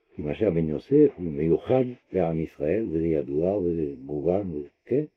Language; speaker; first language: Hebrew; non-native, fluent; French